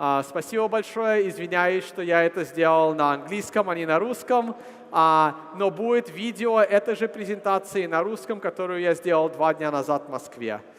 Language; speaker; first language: Russian; early bilingual, heritage; Russian